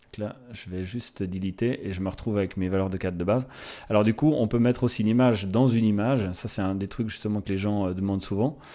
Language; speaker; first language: French; native; French